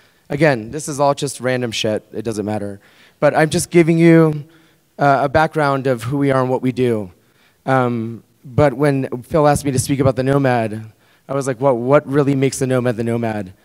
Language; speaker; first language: English; early bilingual, other home language; Spanish